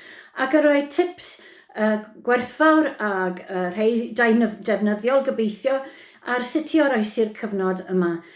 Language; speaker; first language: Welsh; native; Welsh